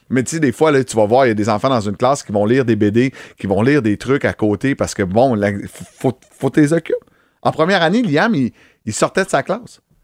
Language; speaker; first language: French; native; French